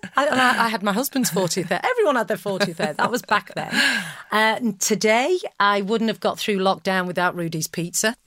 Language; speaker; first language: English; native; English